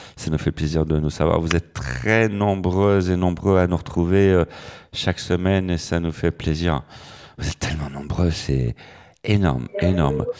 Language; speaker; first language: French; native; French